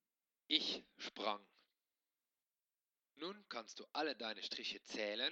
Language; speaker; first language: German; non-native, local second language; Luxembourgish